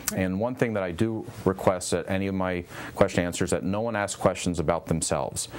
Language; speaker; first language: English; native; English